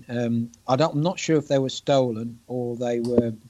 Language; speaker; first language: English; native; English